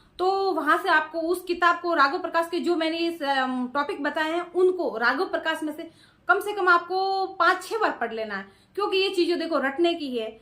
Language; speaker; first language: Hindi; native; Hindi